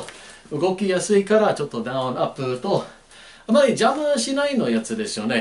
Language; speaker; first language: Japanese; non-native, learner; English